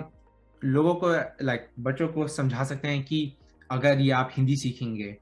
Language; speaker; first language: Hindi; early bilingual, heritage; Hindi